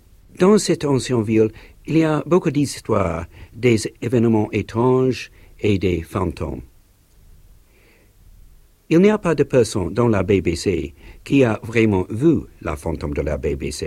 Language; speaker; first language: French; non-native, learner; English